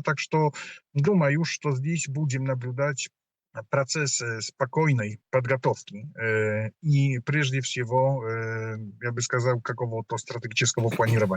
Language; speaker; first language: Polish; non-native, learner; Russian